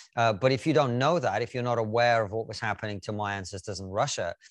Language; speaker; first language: English; non-native, fluent; Russian